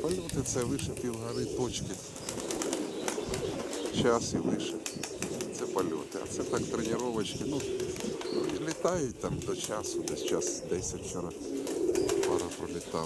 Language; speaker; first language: Ukrainian; non-native, local second language; Russian